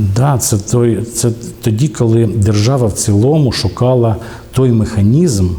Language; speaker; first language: Ukrainian; native; Ukrainian